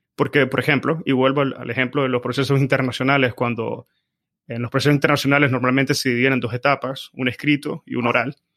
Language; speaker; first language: Spanish; native; Spanish